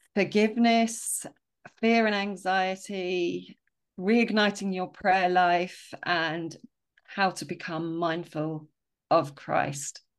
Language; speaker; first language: English; native; English